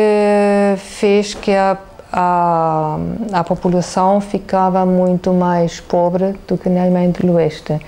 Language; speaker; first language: Portuguese; non-native, fluent; German